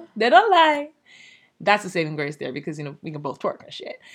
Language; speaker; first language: English; early bilingual, other home language; Yoruba